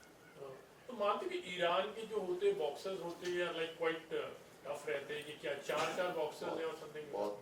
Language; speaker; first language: Hindi; native; Hindi